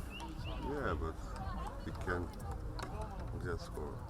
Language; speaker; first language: English; non-native, learner; Macedonian